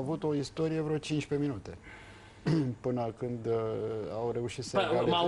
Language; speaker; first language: Romanian; native; Romanian